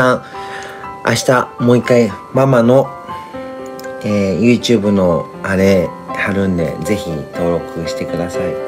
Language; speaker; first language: Japanese; native; Japanese